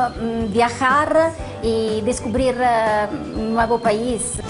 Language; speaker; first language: Spanish; non-native, learner; Italian